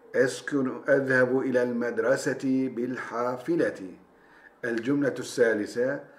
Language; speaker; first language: Arabic; non-native, fluent; Turkish